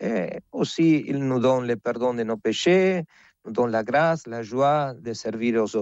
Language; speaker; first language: French; non-native, fluent; Spanish